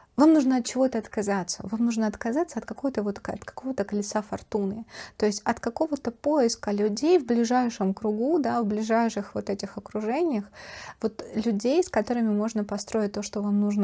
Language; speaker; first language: Russian; native; Russian